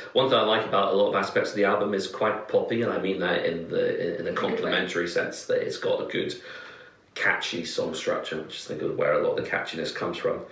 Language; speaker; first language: English; native; English